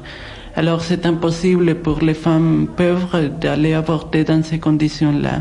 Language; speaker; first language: French; non-native, fluent; Spanish